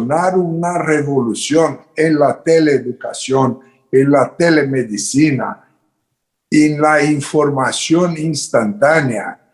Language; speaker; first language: Spanish; non-native, fluent; Portuguese